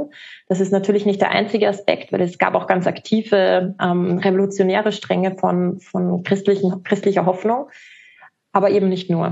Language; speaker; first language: German; native; German